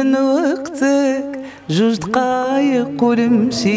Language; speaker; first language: Arabic; native; Arabic